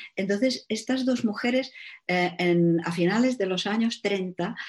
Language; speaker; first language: Spanish; non-native, fluent; Czech